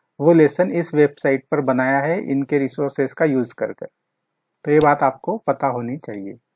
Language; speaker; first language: Hindi; non-native, local second language; Marathi